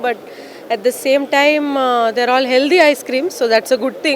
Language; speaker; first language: English; non-native, local second language; Telugu